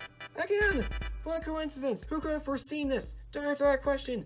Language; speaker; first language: English; native; English